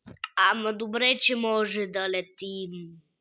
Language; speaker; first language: Bulgarian; native; Bulgarian